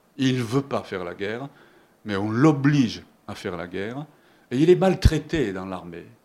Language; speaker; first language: French; non-native, fluent; Japanese